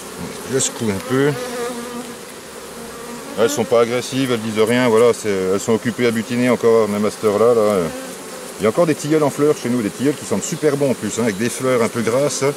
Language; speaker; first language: French; native; French